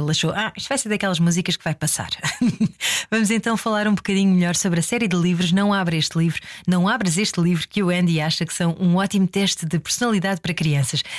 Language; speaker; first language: Portuguese; native; Portuguese